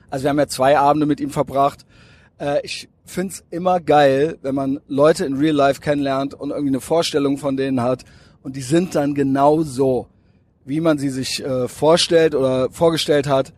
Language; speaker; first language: German; native; German